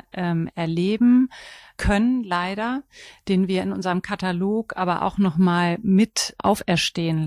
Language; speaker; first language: German; native; German